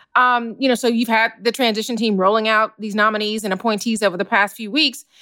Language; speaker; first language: English; native; English